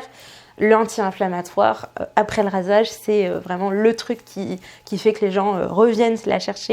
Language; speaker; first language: French; native; French